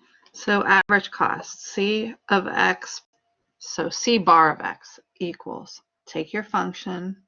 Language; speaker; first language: English; native; English